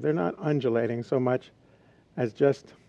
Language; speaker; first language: English; native; English